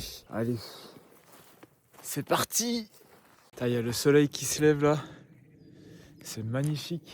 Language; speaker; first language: French; native; French